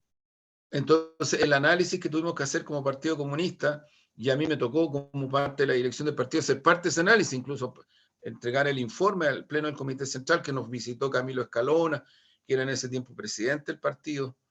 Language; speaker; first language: Spanish; native; Spanish